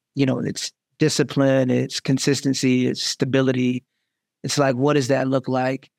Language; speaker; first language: English; native; English